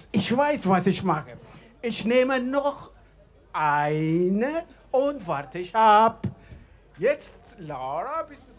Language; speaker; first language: German; non-native, fluent; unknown